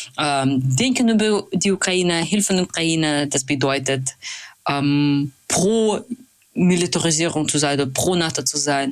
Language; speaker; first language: German; non-native, fluent; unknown